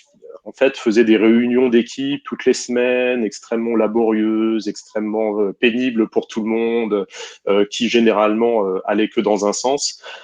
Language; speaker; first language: French; native; French